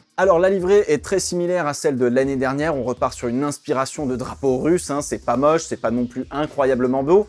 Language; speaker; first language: French; native; French